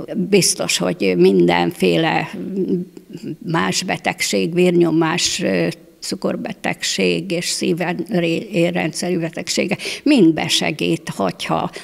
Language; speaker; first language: Hungarian; native; Hungarian